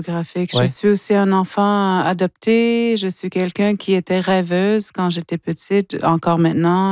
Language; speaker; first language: French; non-native, local second language; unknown